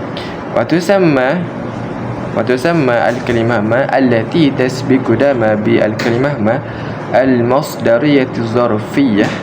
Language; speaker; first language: Arabic; non-native, learner; Malay